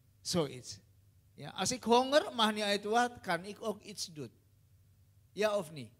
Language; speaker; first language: Dutch; non-native, learner; Indonesian